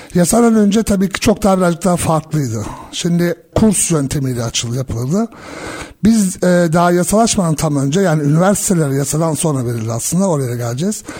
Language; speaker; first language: Turkish; early bilingual, heritage; Turkish